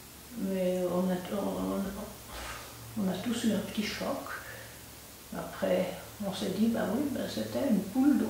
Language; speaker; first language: French; non-native, local second language; German